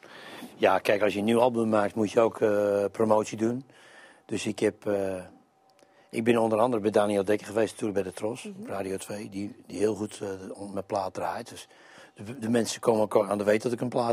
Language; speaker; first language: Dutch; native; Dutch